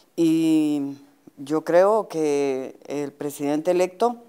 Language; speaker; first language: Spanish; native; Spanish